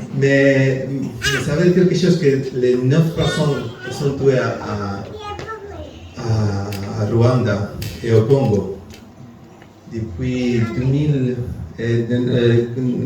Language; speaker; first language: French; non-native, learner; Spanish